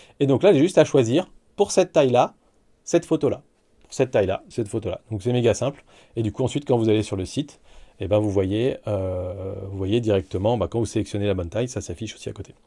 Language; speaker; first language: French; native; French